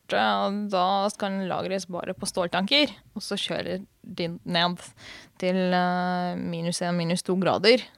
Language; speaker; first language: Norwegian; non-native, fluent; Hungarian